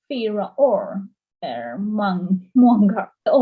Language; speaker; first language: Swedish; non-native, learner; Chinese